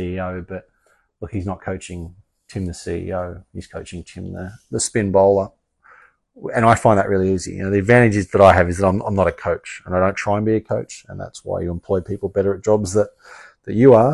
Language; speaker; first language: English; native; English